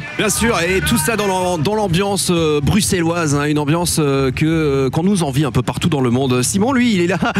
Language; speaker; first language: French; native; French